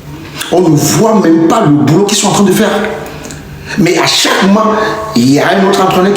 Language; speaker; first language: French; non-native, local second language; Ewe